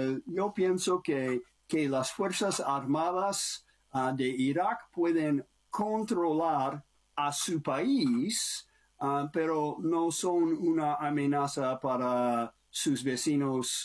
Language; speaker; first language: Spanish; non-native, learner; English